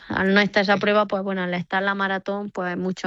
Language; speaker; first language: Spanish; native; Spanish